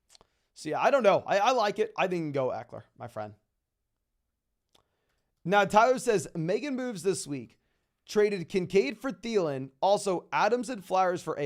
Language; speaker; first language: English; native; English